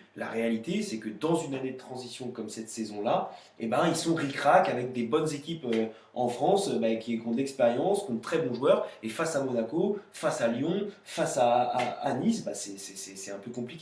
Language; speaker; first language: French; native; French